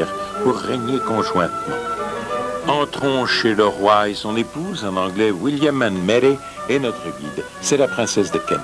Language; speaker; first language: French; early bilingual, other home language; Russian